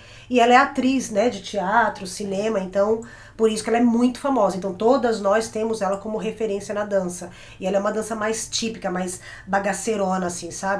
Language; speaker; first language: Portuguese; native; Portuguese